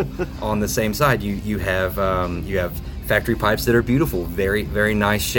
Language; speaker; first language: English; native; English